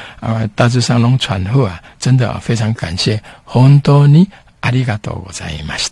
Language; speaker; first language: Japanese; non-native, fluent; Chinese